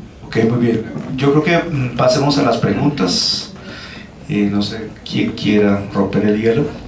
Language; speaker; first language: Spanish; native; Spanish